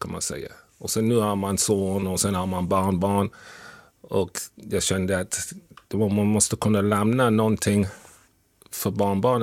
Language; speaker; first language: Swedish; non-native, fluent; English